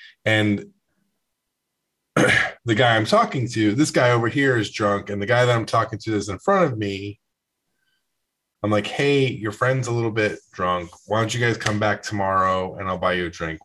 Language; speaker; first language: English; native; English